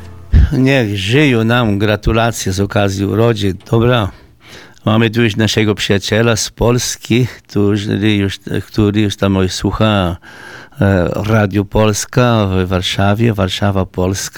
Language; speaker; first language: Polish; early bilingual, heritage; Polish